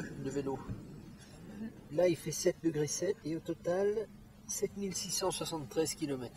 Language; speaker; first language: French; native; French